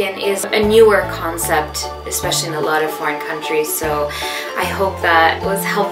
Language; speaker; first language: English; early bilingual, other home language; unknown